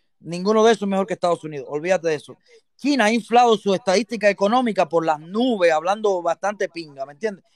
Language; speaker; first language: Spanish; native; Spanish